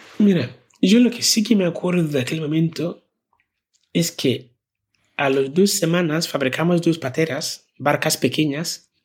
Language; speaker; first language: Spanish; non-native, fluent; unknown